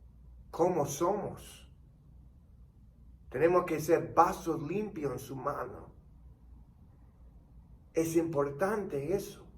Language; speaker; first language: Spanish; non-native, fluent; English